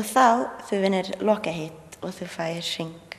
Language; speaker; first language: Icelandic; non-native, learner; English